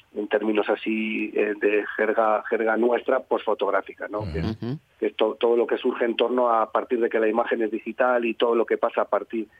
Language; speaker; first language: Spanish; native; Spanish